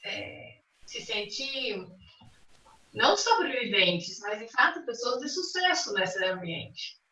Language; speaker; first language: Portuguese; non-native, fluent; English